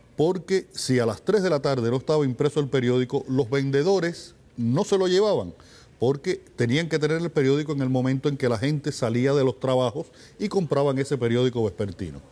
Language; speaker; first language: Spanish; native; Spanish